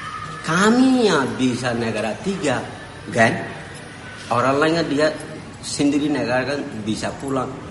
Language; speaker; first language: Indonesian; non-native, learner; Rohingya